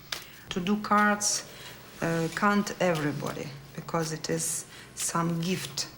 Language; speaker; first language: English; non-native, learner; Russian